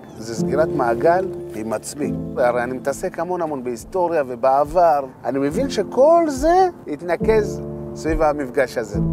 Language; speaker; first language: Hebrew; early bilingual, other home language; Amharic